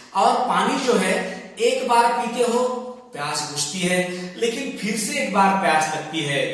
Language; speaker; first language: Hindi; non-native, local second language; Marathi